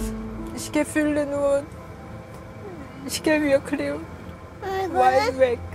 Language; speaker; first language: German; non-native, learner; Korean